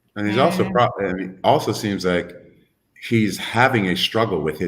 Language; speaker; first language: English; native; English